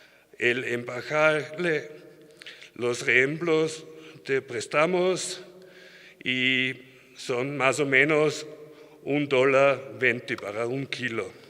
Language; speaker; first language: Spanish; non-native, learner; German